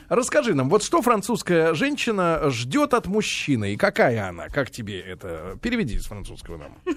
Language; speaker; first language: Russian; native; Russian